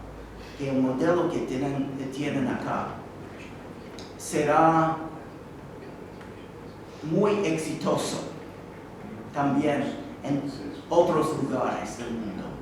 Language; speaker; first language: Spanish; non-native, fluent; English